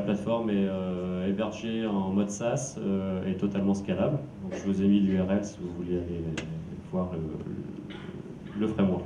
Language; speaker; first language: French; native; French